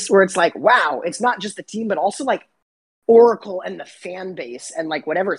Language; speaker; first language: English; native; English